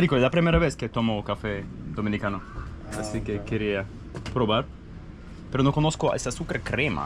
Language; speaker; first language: Spanish; non-native, fluent; Russian